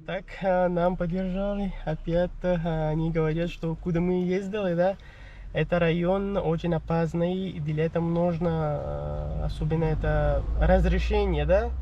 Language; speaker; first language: Russian; non-native, learner; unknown